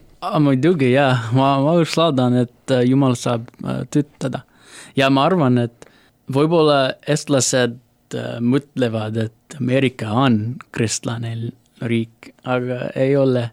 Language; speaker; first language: Estonian; non-native, learner; English